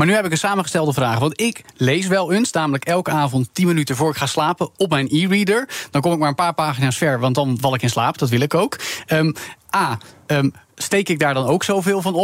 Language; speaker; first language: Dutch; native; Dutch